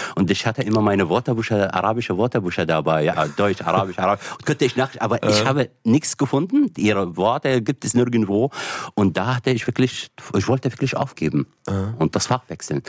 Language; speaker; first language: German; non-native, fluent; Arabic